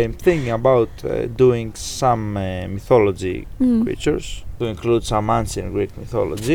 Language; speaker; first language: English; non-native, fluent; Greek